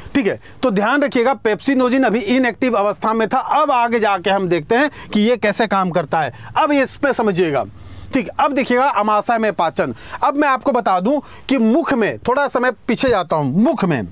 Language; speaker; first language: Hindi; native; Hindi